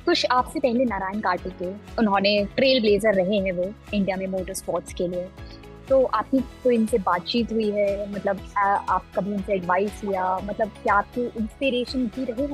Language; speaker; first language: Hindi; native; Hindi